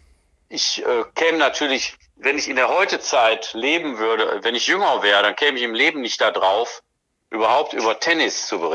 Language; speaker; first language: German; native; German